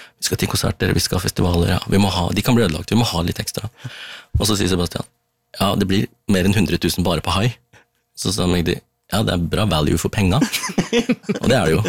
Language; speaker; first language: Norwegian; early bilingual, other home language; Tamil